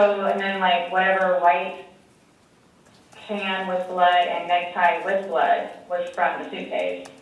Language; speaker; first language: English; native; English